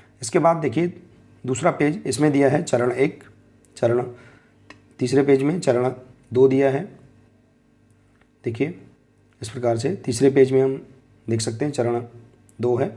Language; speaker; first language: Hindi; native; Hindi